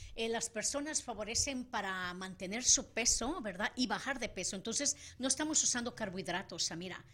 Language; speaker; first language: Spanish; native; Spanish